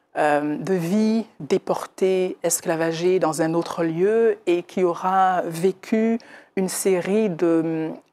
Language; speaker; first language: French; native; French